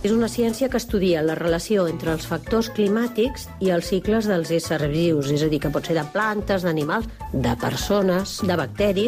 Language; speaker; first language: Catalan; native; Catalan